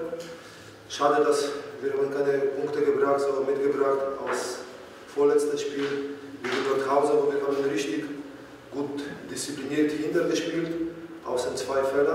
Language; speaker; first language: German; non-native, fluent; Polish